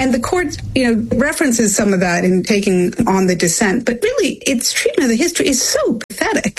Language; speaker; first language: English; native; English